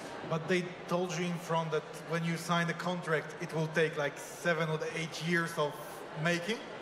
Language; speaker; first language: English; non-native, fluent; Polish